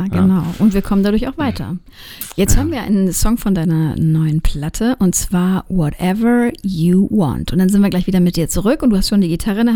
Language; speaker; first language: German; native; German